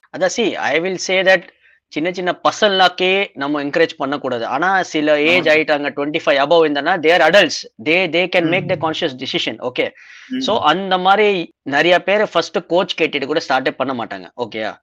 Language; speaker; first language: Tamil; native; Tamil